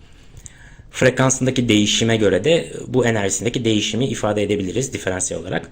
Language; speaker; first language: Turkish; native; Turkish